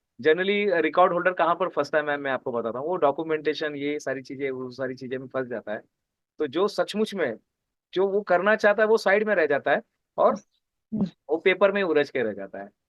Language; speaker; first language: Hindi; native; Hindi